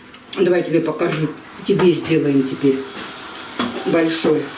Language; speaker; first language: Russian; native; Russian